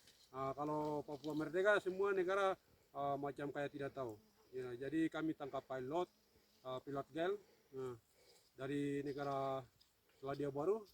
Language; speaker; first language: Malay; non-native, local second language; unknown